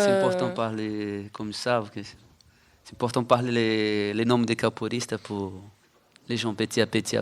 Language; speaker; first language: French; non-native, fluent; Portuguese